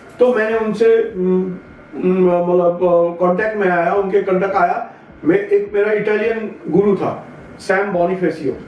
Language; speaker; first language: Hindi; non-native, local second language; Bangla